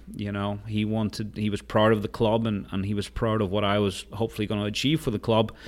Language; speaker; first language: English; native; English